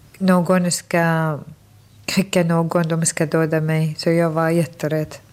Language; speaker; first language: Swedish; non-native, fluent; Arabic